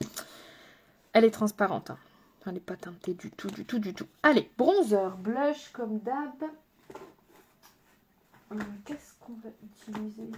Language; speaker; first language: French; native; French